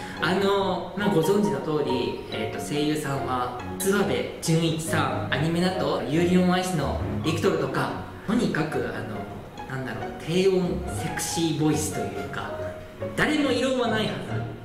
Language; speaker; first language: Japanese; native; Japanese